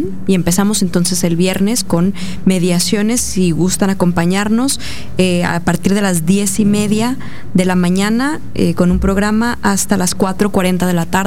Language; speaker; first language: Spanish; native; Spanish